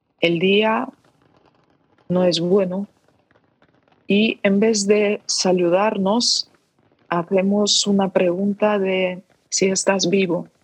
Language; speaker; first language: Spanish; non-native, fluent; Ukrainian